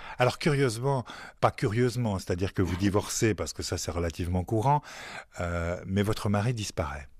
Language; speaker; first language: French; native; French